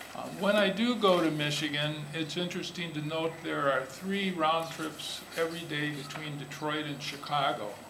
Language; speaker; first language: English; native; English